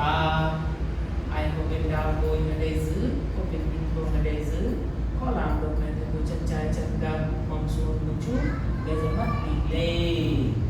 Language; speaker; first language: Vietnamese; non-native, learner; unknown